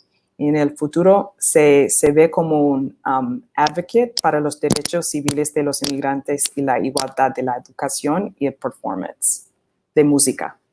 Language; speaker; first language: Spanish; non-native, fluent; English